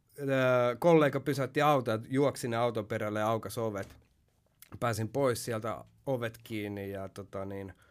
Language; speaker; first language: Finnish; early bilingual, heritage; Finnish